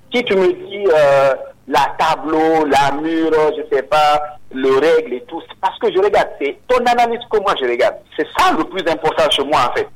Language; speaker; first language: French; non-native, local second language; Susu